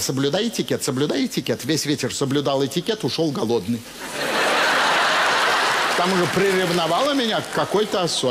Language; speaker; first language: Russian; native; Russian